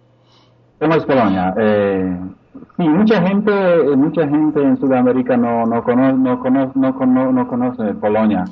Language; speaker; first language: Spanish; non-native, fluent; Polish